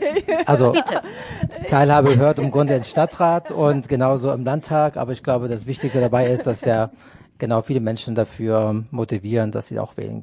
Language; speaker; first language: German; non-native, fluent; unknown